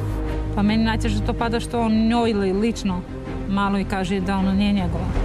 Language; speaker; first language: Serbian; native; Serbian